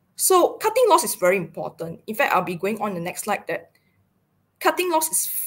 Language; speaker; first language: English; non-native, local second language; Chinese